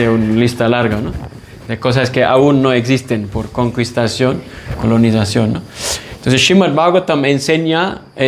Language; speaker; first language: Spanish; non-native, fluent; English